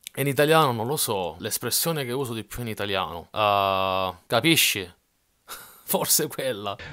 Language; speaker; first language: Italian; native; Italian